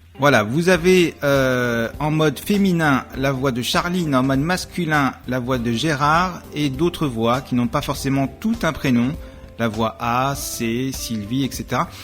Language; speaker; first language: French; native; French